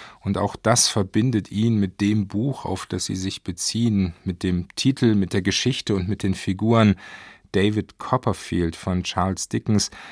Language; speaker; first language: German; native; German